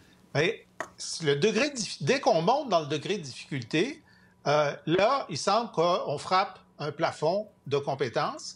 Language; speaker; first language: French; native; French